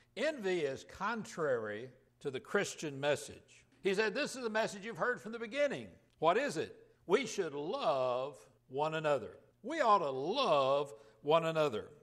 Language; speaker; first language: English; native; English